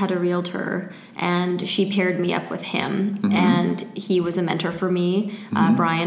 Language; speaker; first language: English; native; English